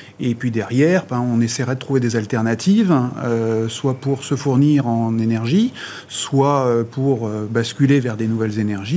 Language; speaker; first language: French; native; French